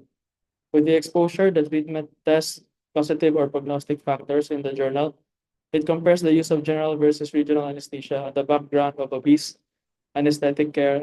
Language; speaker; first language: English; non-native, local second language; Filipino